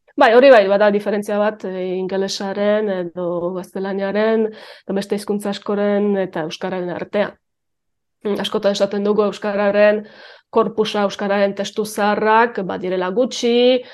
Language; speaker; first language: Basque; non-native, fluent; Polish